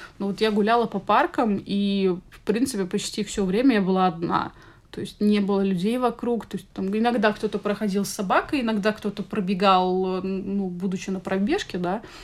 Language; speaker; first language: Russian; native; Russian